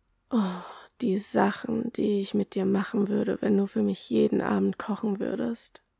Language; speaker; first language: German; early bilingual, other home language; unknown